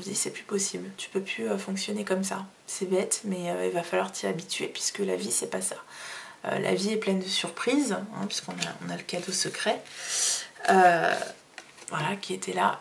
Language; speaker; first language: French; native; French